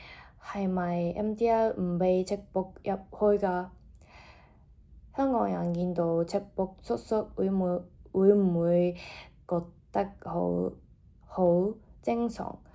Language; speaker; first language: Cantonese; non-native, fluent; Japanese